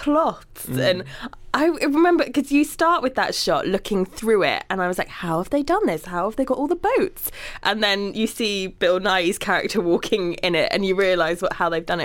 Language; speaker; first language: English; native; English